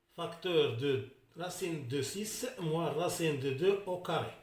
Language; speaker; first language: French; non-native, local second language; Arabic